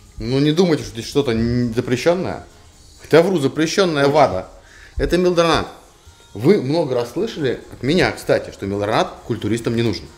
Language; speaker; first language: Russian; native; Russian